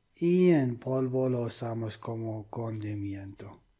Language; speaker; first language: Spanish; non-native, fluent; Arabic